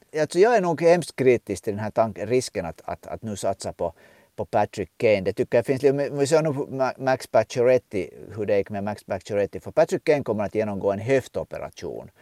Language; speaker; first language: Swedish; native; Swedish